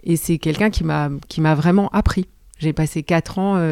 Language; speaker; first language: French; native; French